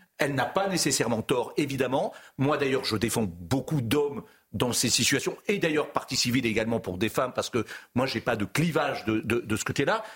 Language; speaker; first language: French; native; French